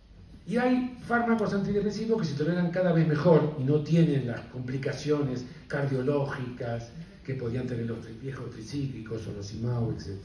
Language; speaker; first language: Spanish; native; Spanish